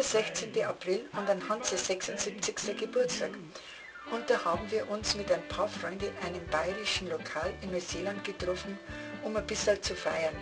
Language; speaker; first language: German; native; German